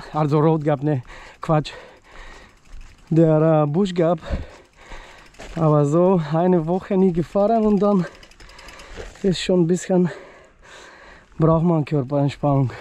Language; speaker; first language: German; non-native, fluent; Polish